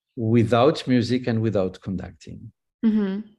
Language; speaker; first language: English; non-native, fluent; French